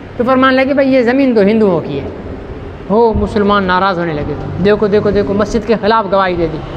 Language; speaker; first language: Urdu; non-native, local second language; Sindhi